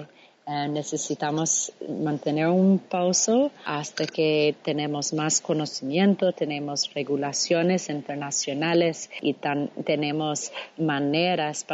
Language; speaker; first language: Spanish; non-native, fluent; English